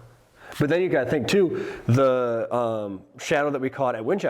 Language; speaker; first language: English; native; English